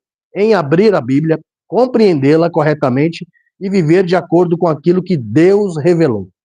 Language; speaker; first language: Portuguese; native; Portuguese